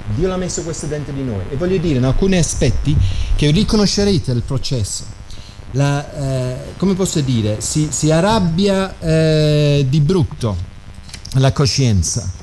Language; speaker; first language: Italian; non-native, fluent; English